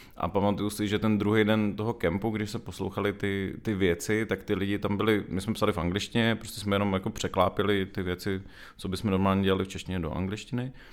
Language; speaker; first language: Czech; native; Czech